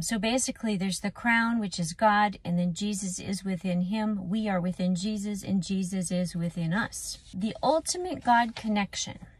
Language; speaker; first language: English; native; English